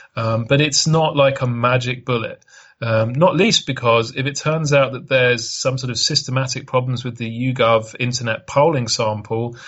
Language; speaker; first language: English; native; English